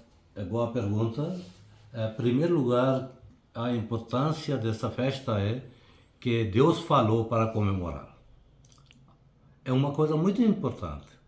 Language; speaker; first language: Portuguese; non-native, fluent; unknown